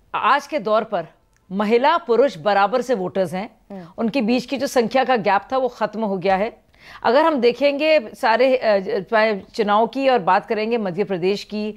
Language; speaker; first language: Hindi; native; Hindi